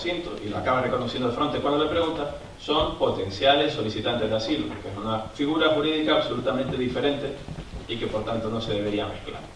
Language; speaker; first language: Spanish; native; Spanish